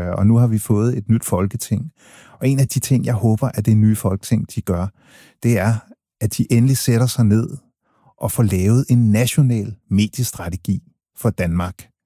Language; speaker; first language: Danish; early bilingual, other home language; English